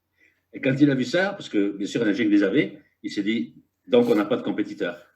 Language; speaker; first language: French; native; French